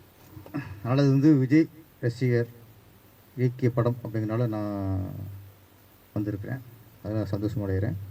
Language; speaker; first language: Tamil; native; Tamil